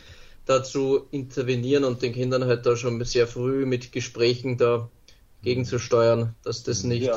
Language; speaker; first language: German; native; German